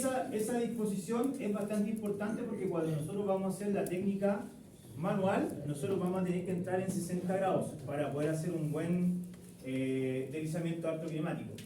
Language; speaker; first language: Spanish; native; Spanish